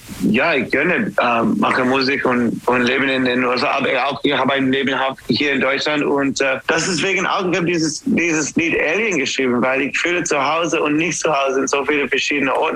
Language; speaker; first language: German; non-native, learner; English